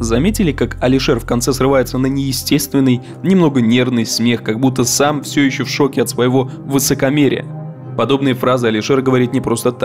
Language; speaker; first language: Russian; native; Russian